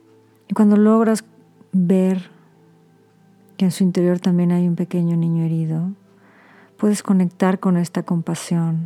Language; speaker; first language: Spanish; native; Spanish